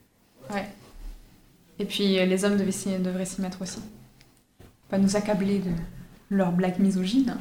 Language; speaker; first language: French; native; French